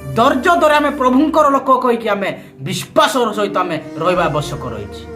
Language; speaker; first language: Odia; non-native, local second language; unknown